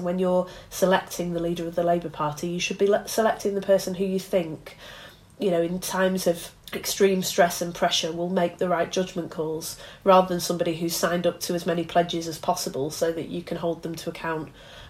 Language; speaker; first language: English; native; English